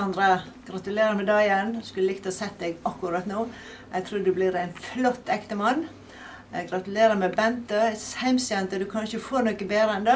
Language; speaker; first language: Norwegian; native; Norwegian